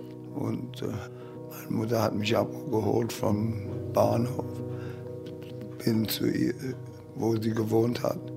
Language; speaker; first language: German; early bilingual, heritage; German